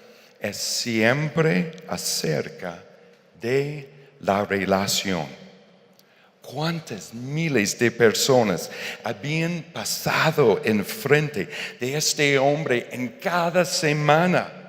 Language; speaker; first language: Spanish; non-native, fluent; English